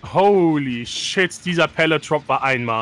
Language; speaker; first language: German; native; German